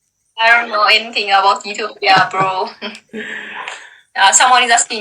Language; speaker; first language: English; non-native, local second language; Amharic